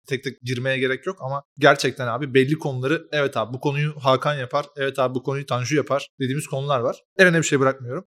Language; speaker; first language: Turkish; native; Turkish